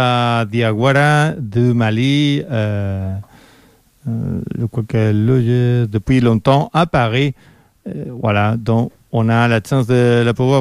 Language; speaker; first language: French; non-native, fluent; Spanish